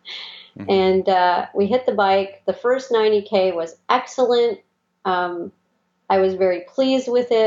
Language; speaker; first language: English; native; English